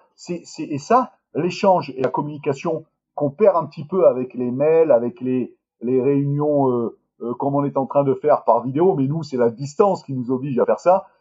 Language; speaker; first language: French; native; French